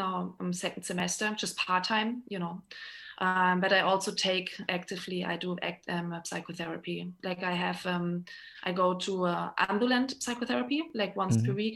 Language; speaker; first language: English; non-native, fluent; German